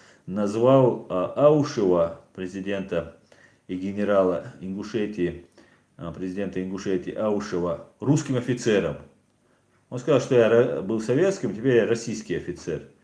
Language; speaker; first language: Russian; non-native, local second language; Chechen